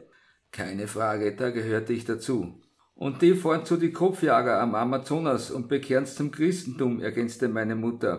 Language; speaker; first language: German; native; German